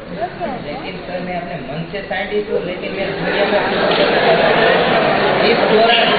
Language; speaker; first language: Hindi; non-native, local second language; Gujarati